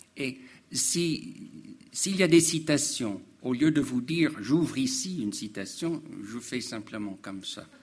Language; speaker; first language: French; non-native, fluent; English